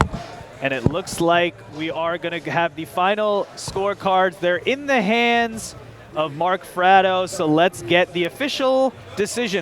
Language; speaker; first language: English; native; English